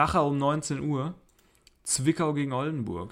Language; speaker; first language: German; native; German